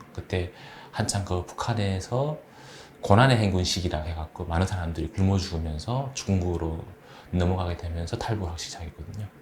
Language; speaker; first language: Korean; native; Korean